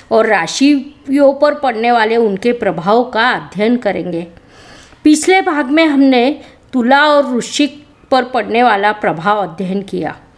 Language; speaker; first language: Hindi; native; Hindi